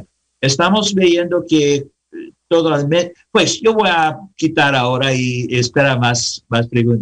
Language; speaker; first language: Spanish; non-native, learner; English